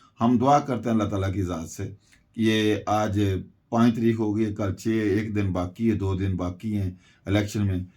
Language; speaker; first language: Urdu; non-native, local second language; Punjabi